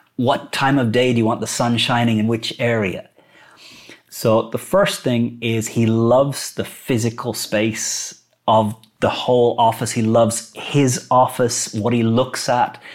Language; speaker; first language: English; native; English